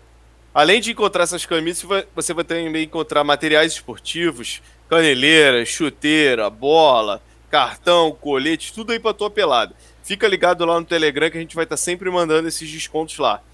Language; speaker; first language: Portuguese; native; Portuguese